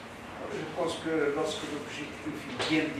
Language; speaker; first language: French; non-native, local second language; Arabic